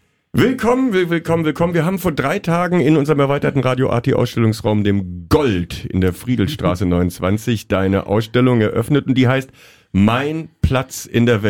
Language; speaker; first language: German; native; German